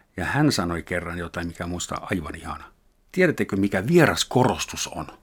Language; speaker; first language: Finnish; non-native, fluent; German